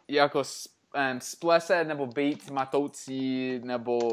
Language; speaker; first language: Czech; non-native, learner; English